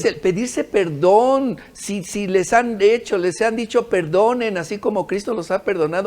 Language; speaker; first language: Spanish; native; Spanish